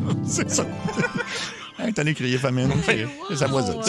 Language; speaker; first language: French; native; French